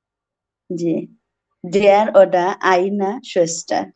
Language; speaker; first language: German; non-native, learner; Bangla